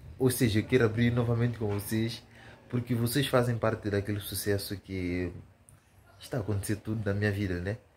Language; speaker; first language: Portuguese; native; Portuguese